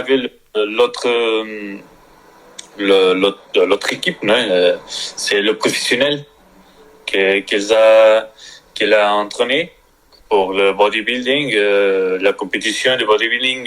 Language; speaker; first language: French; non-native, learner; Spanish